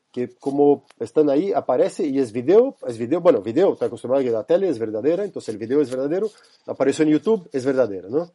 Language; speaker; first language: Spanish; non-native, fluent; Portuguese